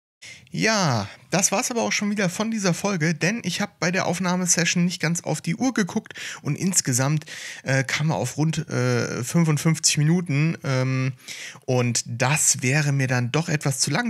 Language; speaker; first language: German; native; German